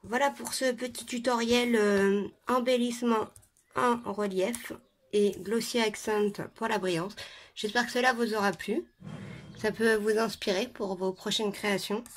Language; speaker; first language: French; native; French